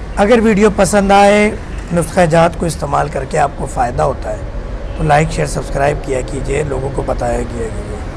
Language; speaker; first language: Urdu; non-native, local second language; Punjabi